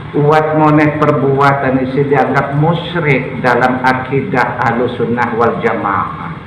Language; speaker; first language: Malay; non-native, local second language; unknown